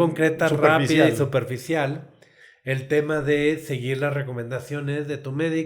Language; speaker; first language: Spanish; native; Spanish